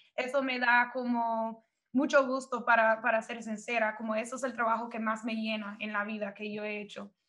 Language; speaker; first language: Spanish; non-native, fluent; English